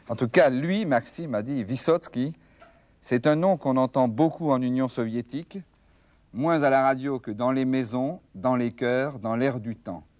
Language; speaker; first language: French; native; French